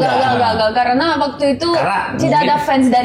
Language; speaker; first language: Indonesian; non-native, learner; Russian